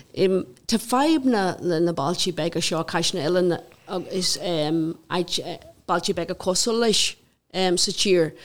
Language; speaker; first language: Irish; non-native, local second language; English